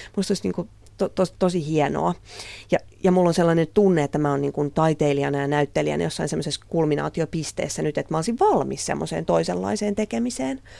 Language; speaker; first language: Finnish; native; Finnish